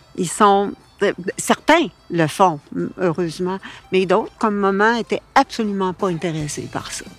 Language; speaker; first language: French; native; French